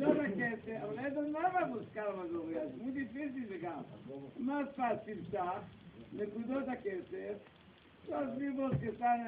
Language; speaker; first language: Spanish; non-native, learner; Hebrew